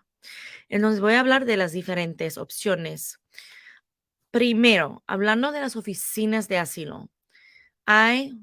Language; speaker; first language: Spanish; non-native, fluent; English